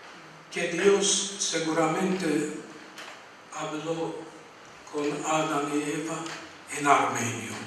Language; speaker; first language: Spanish; non-native, fluent; Armenian